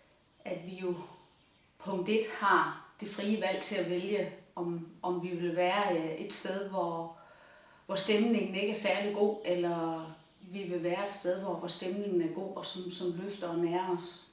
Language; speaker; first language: Danish; native; Danish